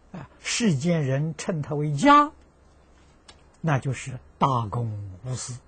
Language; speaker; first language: Chinese; native; Chinese